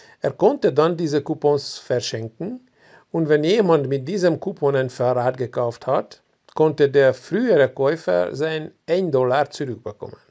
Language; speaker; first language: German; non-native, fluent; Hungarian